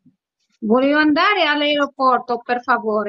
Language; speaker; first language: Italian; non-native, learner; Arabic